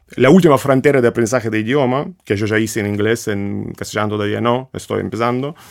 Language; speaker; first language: Spanish; non-native, fluent; Russian